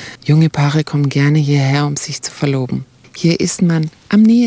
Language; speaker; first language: German; native; German